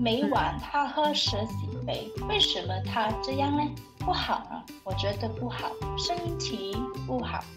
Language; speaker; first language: Chinese; non-native, learner; English